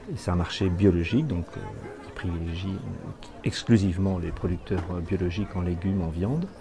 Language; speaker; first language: French; native; French